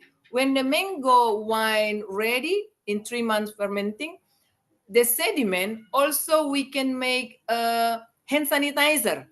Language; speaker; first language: English; non-native, learner; Indonesian